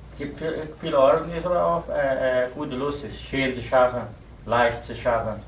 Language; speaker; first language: German; early bilingual, heritage; German